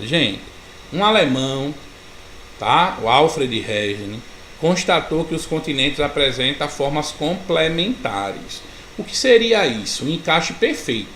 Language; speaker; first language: Portuguese; native; Portuguese